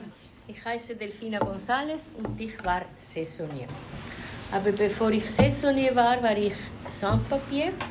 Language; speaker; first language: German; non-native, fluent; Spanish